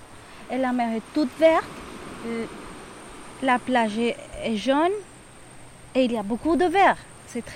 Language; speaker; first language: French; non-native, learner; Spanish